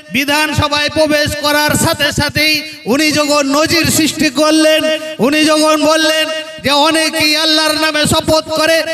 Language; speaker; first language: Bangla; non-native, local second language; Santali